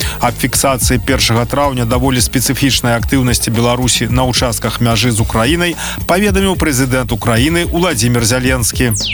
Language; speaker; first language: Belarusian; native; Belarusian